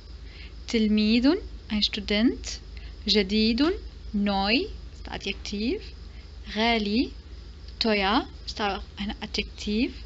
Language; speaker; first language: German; non-native, fluent; Arabic